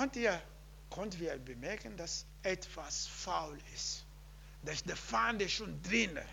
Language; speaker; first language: German; non-native, learner; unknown